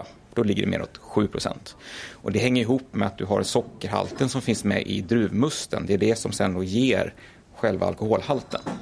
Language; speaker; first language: Swedish; native; Swedish